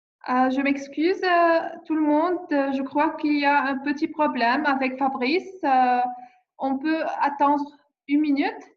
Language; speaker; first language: French; non-native, learner; English